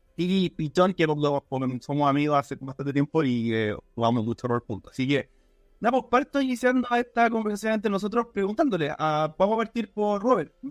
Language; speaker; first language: Spanish; native; Spanish